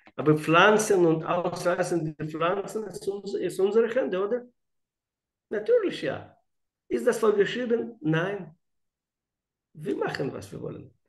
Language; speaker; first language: German; non-native, fluent; Russian